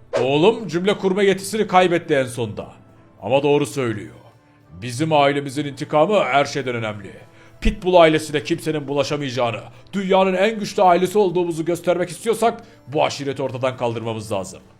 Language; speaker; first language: Turkish; native; Turkish